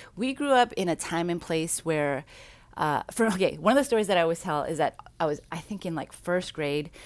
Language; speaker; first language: English; native; English